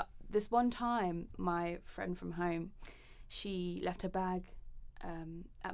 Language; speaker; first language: English; native; English